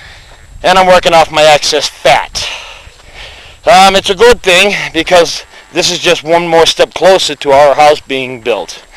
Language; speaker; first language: English; native; English